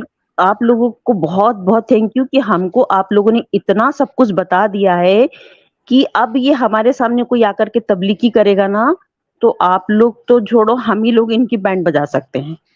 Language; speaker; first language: Hindi; native; Hindi